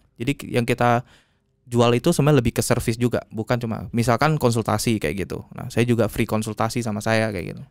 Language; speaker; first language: Indonesian; native; Indonesian